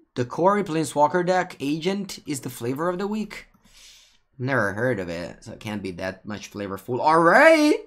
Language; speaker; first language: English; non-native, fluent; Italian